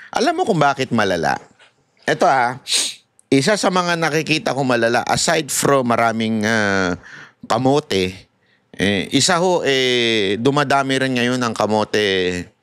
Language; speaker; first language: Filipino; native; Filipino